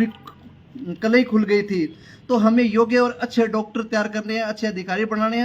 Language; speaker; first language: Hindi; native; Hindi